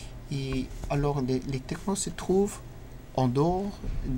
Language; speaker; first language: French; non-native, learner; English